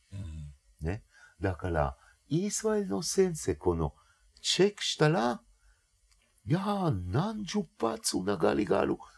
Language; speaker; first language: Japanese; non-native, fluent; Hebrew